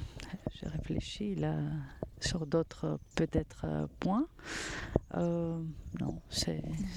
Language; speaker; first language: French; non-native, fluent; Greek